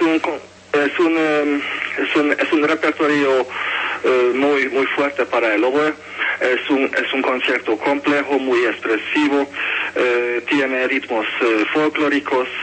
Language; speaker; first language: Spanish; non-native, fluent; Hungarian